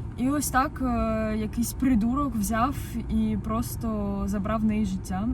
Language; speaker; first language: Ukrainian; non-native, local second language; Russian